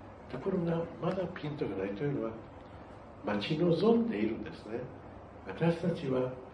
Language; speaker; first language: Japanese; non-native, fluent; Spanish